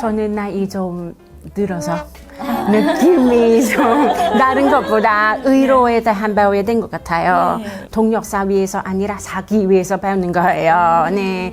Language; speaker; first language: Korean; non-native, learner; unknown